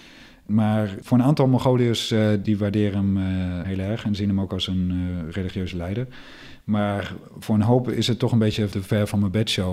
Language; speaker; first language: Dutch; native; Dutch